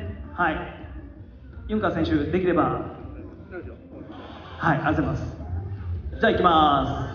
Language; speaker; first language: Japanese; native; Japanese